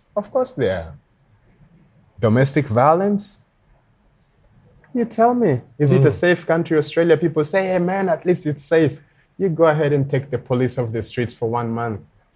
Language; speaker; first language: English; non-native, local second language; Luo (Kenya and Tanzania)